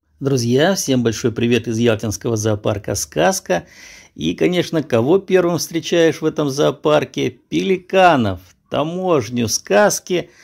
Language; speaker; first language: Russian; native; Russian